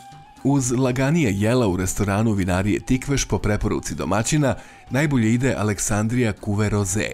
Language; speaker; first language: Serbian; native; Serbian